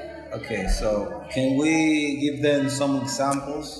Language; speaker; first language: English; non-native, fluent; Spanish